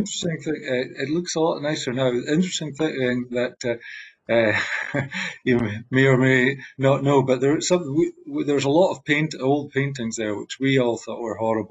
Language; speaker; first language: English; native; English